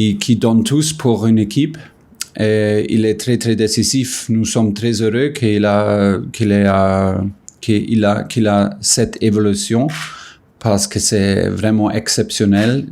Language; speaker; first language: French; non-native, fluent; German